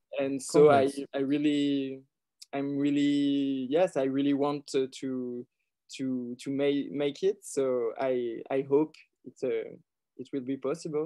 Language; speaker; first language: English; non-native, learner; French